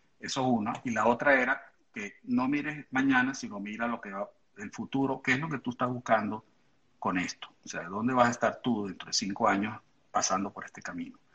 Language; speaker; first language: Spanish; native; Spanish